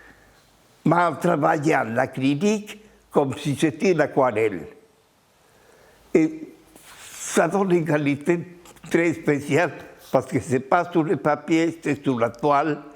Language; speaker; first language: French; non-native, fluent; Spanish